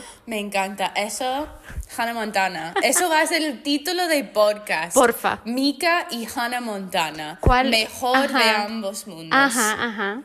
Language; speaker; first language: Spanish; non-native, fluent; English